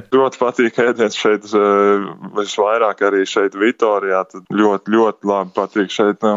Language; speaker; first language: Latvian; native; Latvian